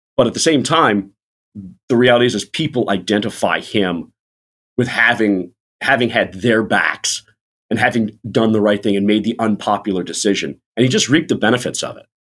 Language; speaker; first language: English; native; English